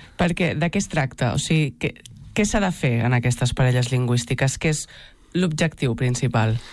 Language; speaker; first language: Catalan; native; Catalan